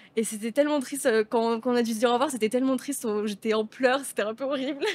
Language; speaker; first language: French; native; French